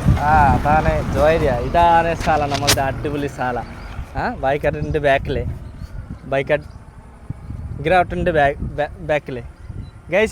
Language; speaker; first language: Malayalam; non-native, learner; Bangla